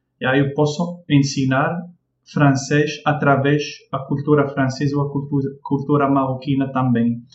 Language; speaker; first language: Portuguese; non-native, fluent; Arabic